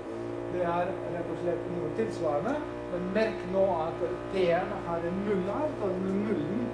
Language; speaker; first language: Norwegian; non-native, fluent; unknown